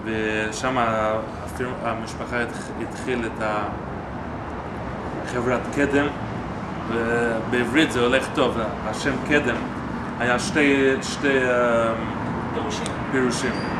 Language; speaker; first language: Hebrew; non-native, fluent; English